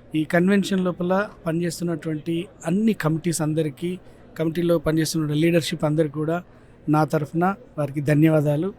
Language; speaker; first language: Telugu; native; Telugu